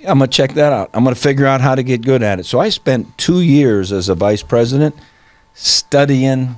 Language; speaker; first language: English; native; English